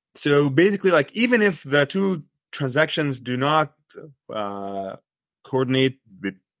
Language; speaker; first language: English; non-native, fluent; Arabic